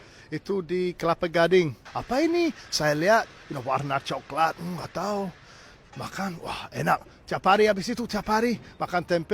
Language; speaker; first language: Indonesian; non-native, learner; English